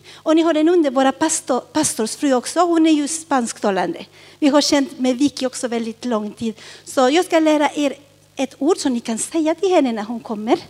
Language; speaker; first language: Swedish; early bilingual, other home language; Spanish